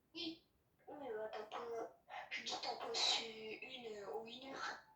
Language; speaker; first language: French; native; French